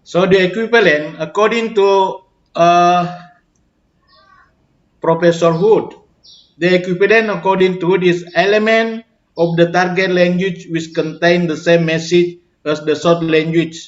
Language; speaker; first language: English; non-native, fluent; Indonesian